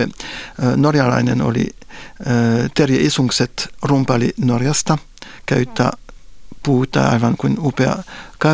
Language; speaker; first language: Finnish; non-native, fluent; French